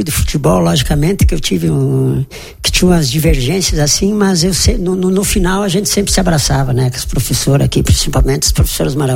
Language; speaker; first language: Portuguese; native; Portuguese